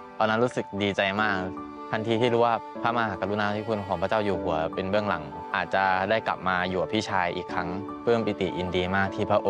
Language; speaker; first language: Thai; native; Thai